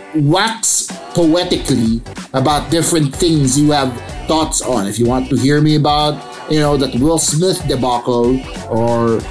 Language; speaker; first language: English; non-native, local second language; Filipino